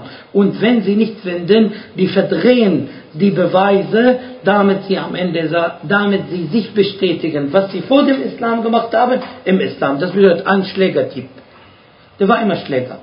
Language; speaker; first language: German; non-native, fluent; Arabic